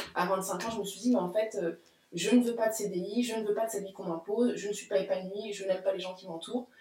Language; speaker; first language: French; native; French